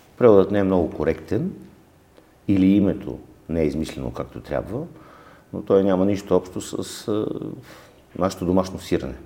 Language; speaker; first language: Bulgarian; native; Bulgarian